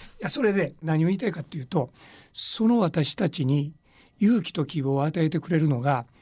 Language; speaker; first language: Japanese; native; Japanese